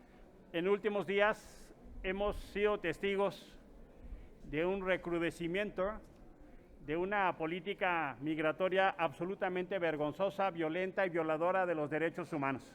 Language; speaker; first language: Spanish; native; Spanish